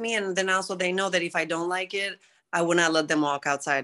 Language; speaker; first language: English; non-native, fluent; Greek